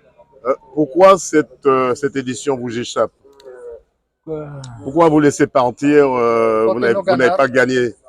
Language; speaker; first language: French; native; French